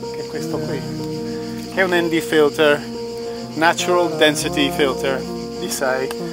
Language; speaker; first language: Italian; non-native, fluent; English